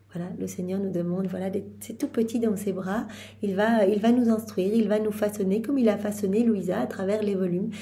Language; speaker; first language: French; native; French